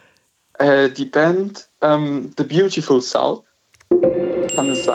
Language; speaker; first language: German; native; German